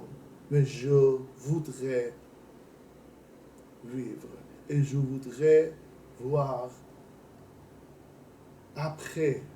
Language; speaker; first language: French; non-native, learner; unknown